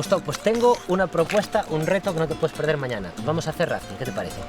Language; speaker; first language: Spanish; native; Spanish